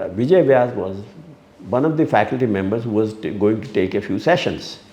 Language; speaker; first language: English; non-native, local second language; Gujarati